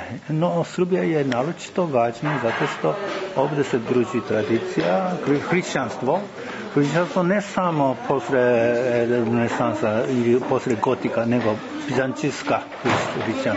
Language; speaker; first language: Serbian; non-native, learner; Japanese